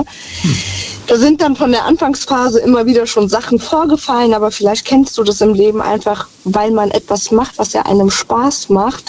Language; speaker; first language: German; native; German